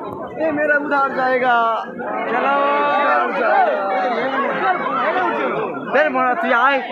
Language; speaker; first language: Hindi; non-native, learner; Bangla